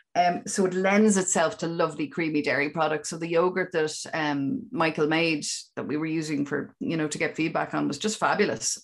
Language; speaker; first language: English; native; English